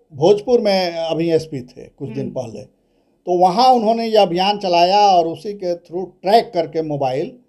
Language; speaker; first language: Hindi; native; Hindi